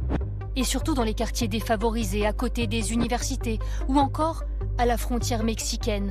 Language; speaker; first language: French; native; French